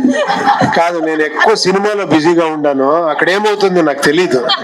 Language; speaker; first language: Telugu; non-native, local second language; Kannada